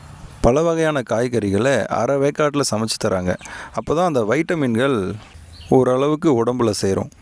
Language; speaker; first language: Tamil; native; Tamil